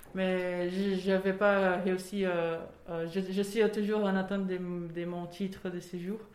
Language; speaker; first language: French; non-native, fluent; Portuguese